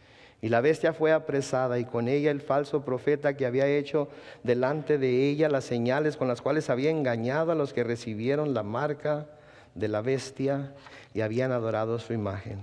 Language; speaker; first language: Spanish; native; Spanish